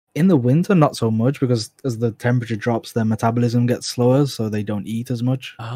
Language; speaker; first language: English; native; English